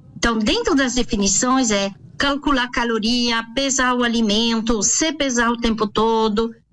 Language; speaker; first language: Portuguese; non-native, fluent; French